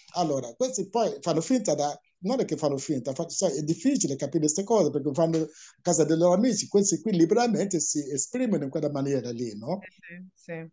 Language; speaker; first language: Italian; non-native, fluent; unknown